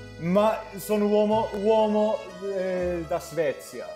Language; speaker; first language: Italian; non-native, learner; Swedish